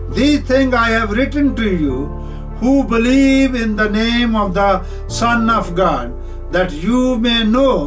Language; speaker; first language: English; non-native, local second language; Punjabi